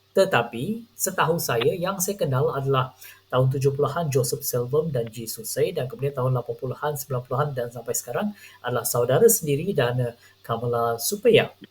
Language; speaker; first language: Malay; non-native, local second language; Tamil